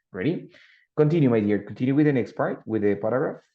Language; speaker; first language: English; non-native, fluent; Spanish